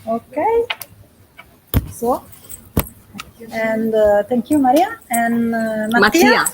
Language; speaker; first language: English; non-native, fluent; Italian